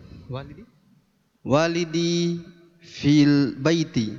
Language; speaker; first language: Arabic; non-native, learner; Indonesian